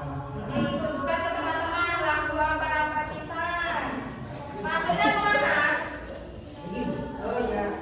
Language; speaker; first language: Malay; non-native, local second language; Javanese